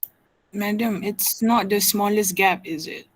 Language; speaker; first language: English; non-native, local second language; Malay